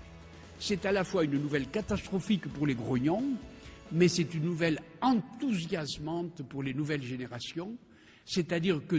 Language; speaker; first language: French; native; French